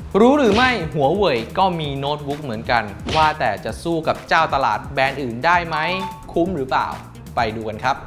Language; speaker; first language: Thai; native; Thai